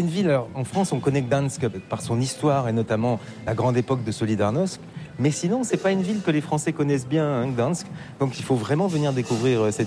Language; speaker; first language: French; native; French